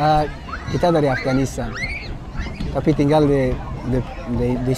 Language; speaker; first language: Indonesian; non-native, fluent; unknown